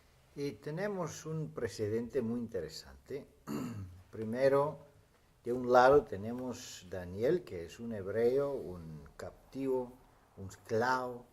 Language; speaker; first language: Spanish; non-native, fluent; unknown